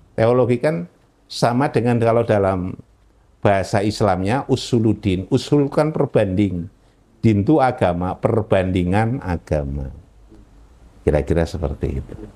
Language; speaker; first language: Indonesian; non-native, local second language; Javanese